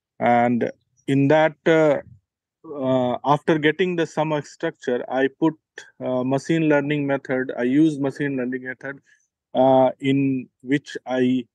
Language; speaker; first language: English; non-native, local second language; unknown